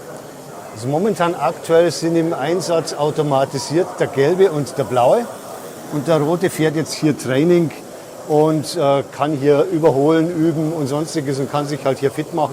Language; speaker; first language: German; native; German